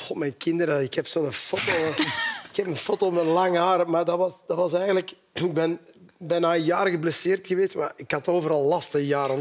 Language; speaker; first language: Dutch; native; Dutch